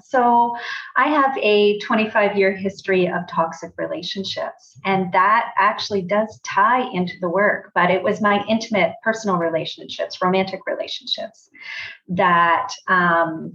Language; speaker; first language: English; native; English